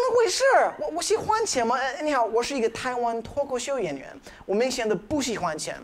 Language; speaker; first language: Chinese; non-native, fluent; English